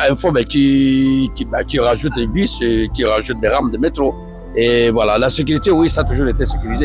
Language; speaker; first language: French; native; French